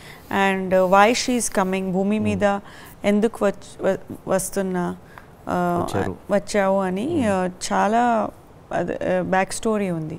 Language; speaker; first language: Telugu; non-native, fluent; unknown